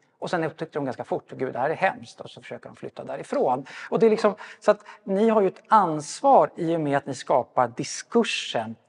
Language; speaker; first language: Swedish; native; Swedish